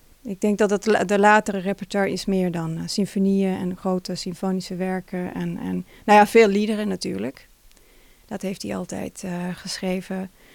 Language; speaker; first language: Dutch; non-native, fluent; Finnish